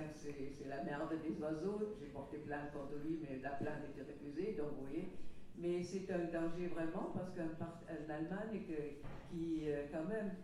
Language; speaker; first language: French; non-native, fluent; German